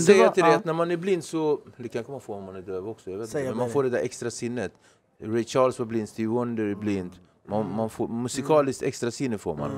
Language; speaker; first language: Swedish; native; Swedish